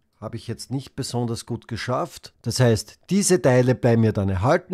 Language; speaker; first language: German; native; German